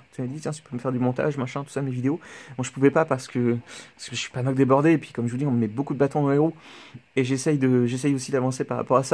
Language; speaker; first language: French; native; French